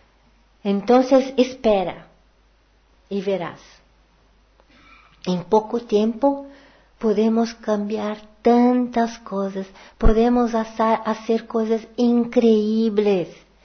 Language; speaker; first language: Portuguese; non-native, learner; Spanish